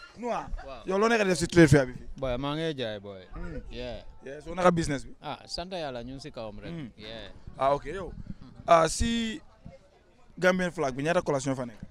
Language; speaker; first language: Wolof; non-native, local second language; Fula